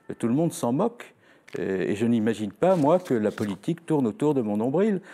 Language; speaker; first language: French; native; French